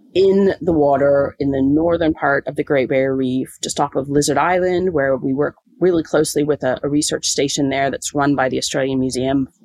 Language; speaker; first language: English; native; English